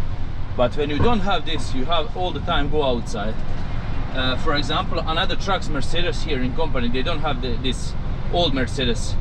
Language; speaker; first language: English; non-native, learner; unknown